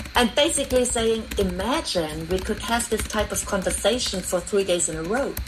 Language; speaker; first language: English; non-native, fluent; German